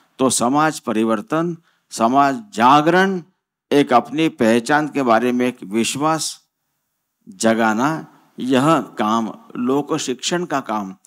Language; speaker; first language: Hindi; non-native, local second language; Marathi